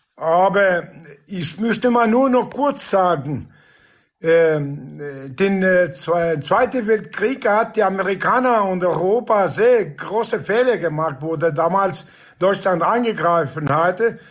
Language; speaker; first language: German; non-native, fluent; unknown